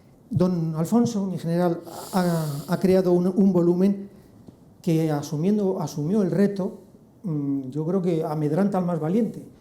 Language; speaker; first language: Spanish; native; Spanish